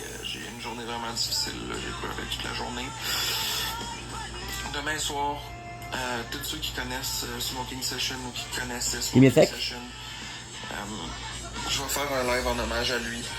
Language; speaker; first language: French; native; French